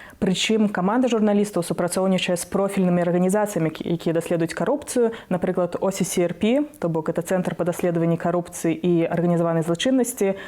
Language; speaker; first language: Belarusian; non-native, local second language; Russian